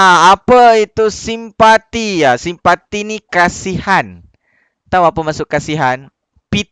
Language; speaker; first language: Malay; native; Malay